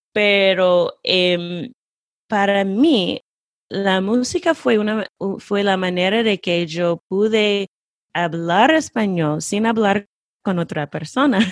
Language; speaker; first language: Spanish; non-native, fluent; English